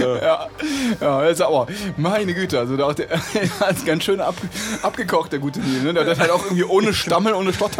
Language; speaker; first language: German; native; German